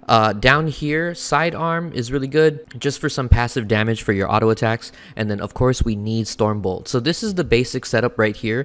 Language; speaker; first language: English; native; English